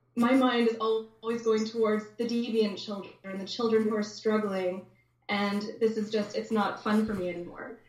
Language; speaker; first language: English; native; English